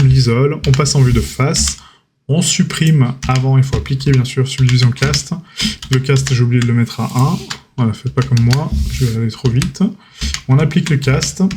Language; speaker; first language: French; native; French